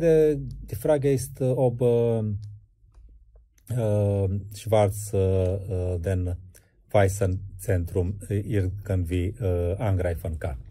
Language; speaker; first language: German; non-native, fluent; Romanian